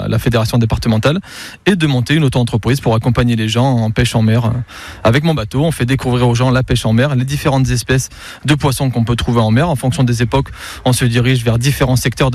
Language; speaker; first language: French; native; French